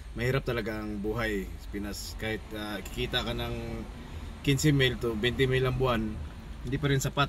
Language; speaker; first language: Filipino; non-native, local second language; Cebuano